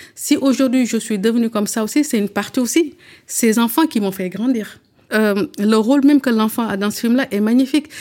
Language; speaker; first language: French; early bilingual, other home language; Wolof